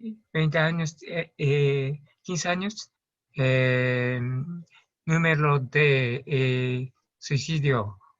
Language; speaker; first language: Spanish; non-native, learner; Japanese